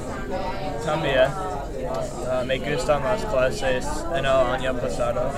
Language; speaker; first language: Spanish; non-native, learner; English